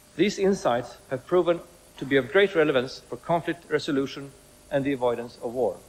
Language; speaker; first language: English; non-native, fluent; Swedish